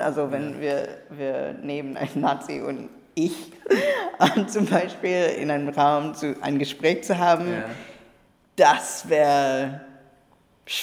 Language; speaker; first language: German; non-native, learner; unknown